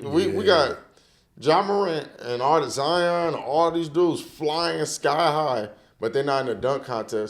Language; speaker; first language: English; native; English